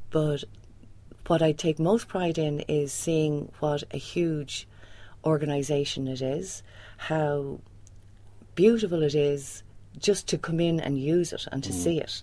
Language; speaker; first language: English; native; English